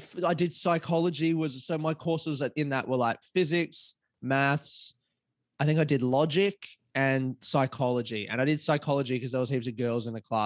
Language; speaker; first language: English; native; English